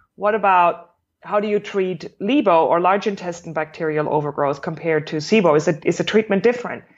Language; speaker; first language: English; non-native, fluent; German